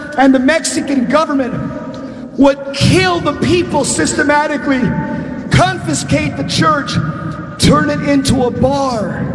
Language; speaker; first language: English; early bilingual, other home language; Spanish